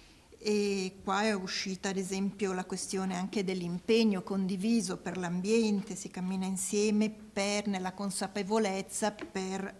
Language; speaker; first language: Italian; native; Italian